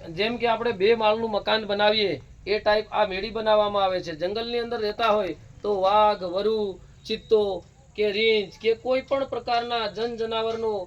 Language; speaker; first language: Gujarati; native; Gujarati